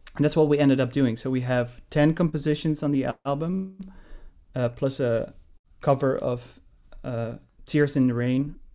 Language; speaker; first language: English; non-native, fluent; Dutch